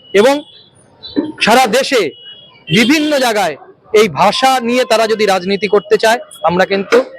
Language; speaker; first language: Bangla; native; Bangla